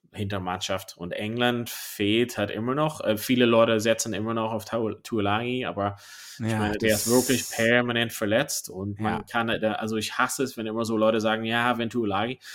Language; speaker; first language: German; non-native, fluent; English